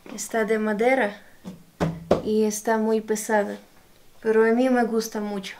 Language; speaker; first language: Spanish; non-native, fluent; Ukrainian